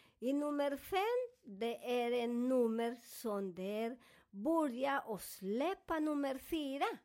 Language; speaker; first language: Swedish; non-native, fluent; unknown